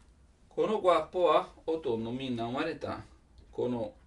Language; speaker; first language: Japanese; non-native, learner; Italian